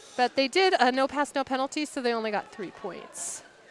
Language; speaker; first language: English; native; English